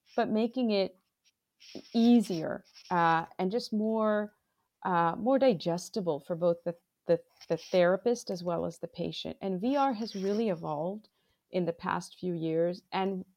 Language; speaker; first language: English; non-native, local second language; Bangla